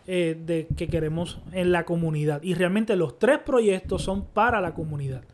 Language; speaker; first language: Spanish; native; Spanish